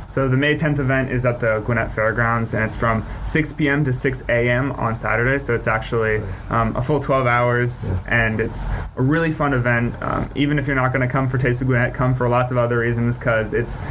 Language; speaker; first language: English; native; English